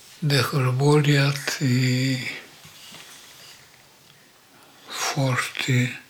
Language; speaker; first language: Swedish; non-native, learner; Polish